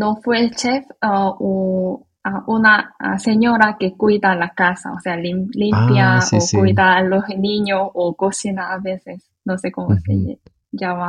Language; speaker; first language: Spanish; non-native, fluent; Korean